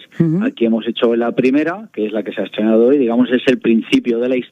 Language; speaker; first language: Spanish; native; Spanish